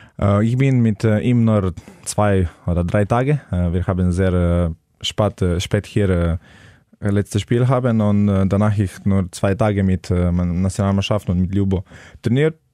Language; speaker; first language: German; non-native, learner; Slovenian